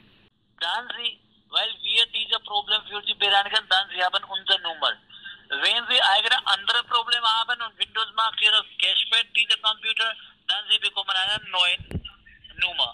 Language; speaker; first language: German; non-native, learner; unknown